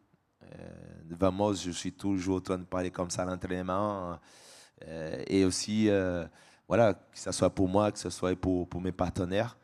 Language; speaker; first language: French; non-native, fluent; Portuguese